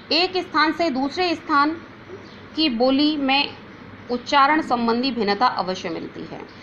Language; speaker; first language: Hindi; native; Hindi